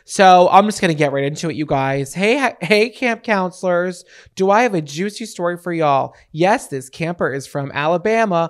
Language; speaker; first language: English; native; English